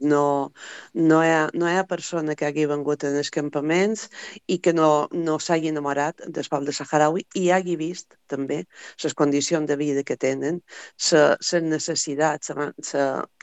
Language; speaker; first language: Catalan; native; Catalan